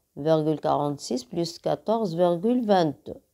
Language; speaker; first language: French; non-native, local second language; Arabic